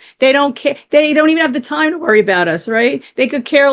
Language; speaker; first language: English; native; English